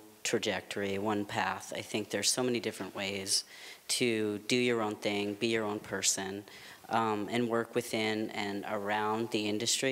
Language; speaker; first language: English; native; English